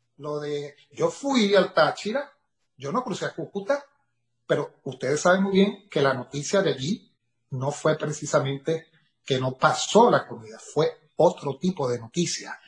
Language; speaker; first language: Spanish; native; Spanish